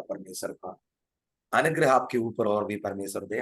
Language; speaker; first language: Hindi; non-native, local second language; Malayalam